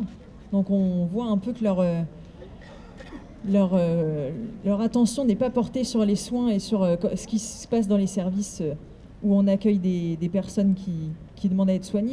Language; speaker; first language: French; native; French